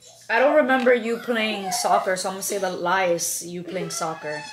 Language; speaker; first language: English; early bilingual, other home language; Spanish